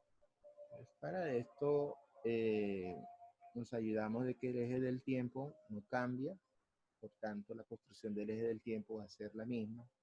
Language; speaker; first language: Spanish; native; Spanish